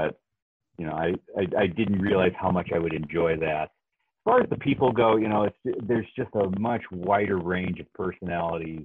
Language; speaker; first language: English; native; English